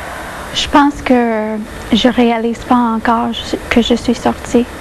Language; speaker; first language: French; non-native, local second language; English